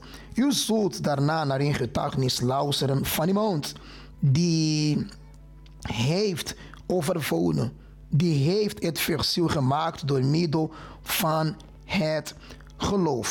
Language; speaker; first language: Dutch; non-native, fluent; Portuguese